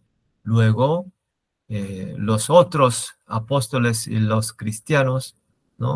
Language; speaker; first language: Spanish; non-native, learner; Korean